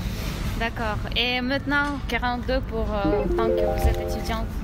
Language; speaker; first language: French; non-native, learner; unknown